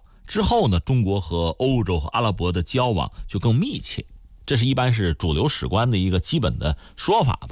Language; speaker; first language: Chinese; native; Chinese